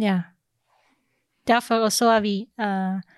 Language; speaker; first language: Norwegian; non-native, fluent; English